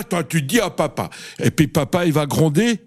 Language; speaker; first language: French; native; French